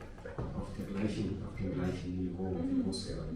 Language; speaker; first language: German; native; German